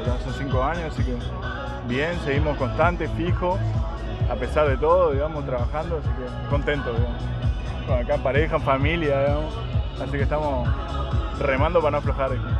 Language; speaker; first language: Spanish; native; Spanish